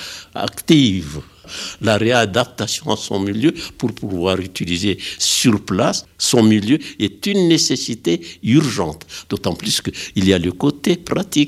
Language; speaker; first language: French; non-native, local second language; Malagasy